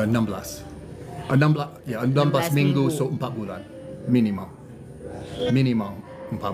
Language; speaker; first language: Indonesian; non-native, learner; English